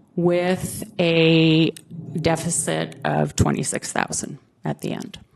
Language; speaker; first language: English; native; English